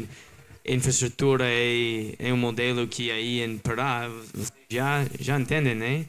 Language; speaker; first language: Portuguese; non-native, learner; English